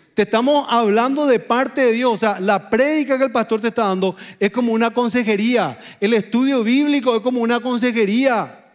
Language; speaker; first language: Spanish; native; Spanish